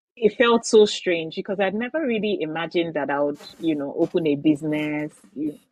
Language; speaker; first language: English; non-native, local second language; Igbo